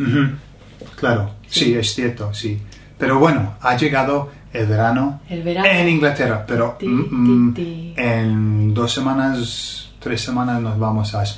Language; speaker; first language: Spanish; non-native, fluent; English